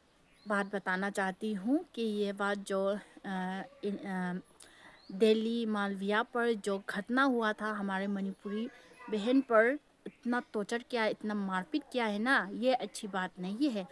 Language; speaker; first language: Hindi; non-native, local second language; Manipuri